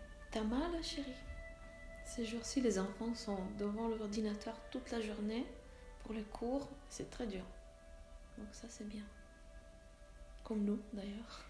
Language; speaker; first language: French; native; French